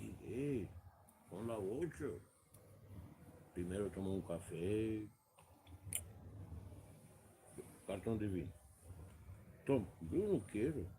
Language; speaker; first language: Spanish; non-native, learner; Romanian